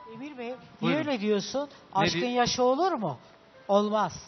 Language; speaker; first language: Turkish; native; Turkish